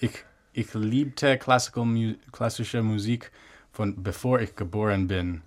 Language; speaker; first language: German; non-native, fluent; English